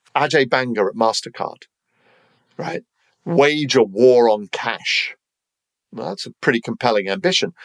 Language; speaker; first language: English; native; English